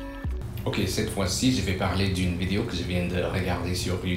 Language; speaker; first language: French; non-native, learner; English